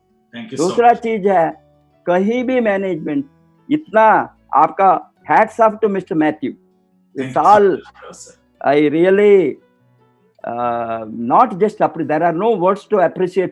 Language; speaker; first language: Hindi; non-native, local second language; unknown